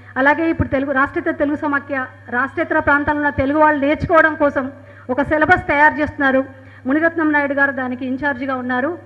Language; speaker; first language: Telugu; native; Telugu